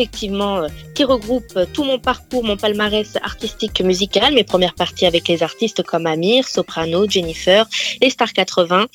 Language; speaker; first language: French; native; French